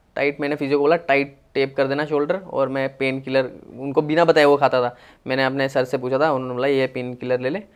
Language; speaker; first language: Hindi; native; Hindi